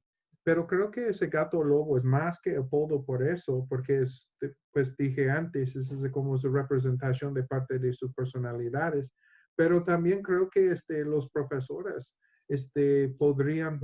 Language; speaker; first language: Spanish; non-native, learner; English